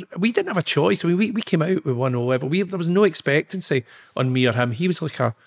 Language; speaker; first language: English; native; English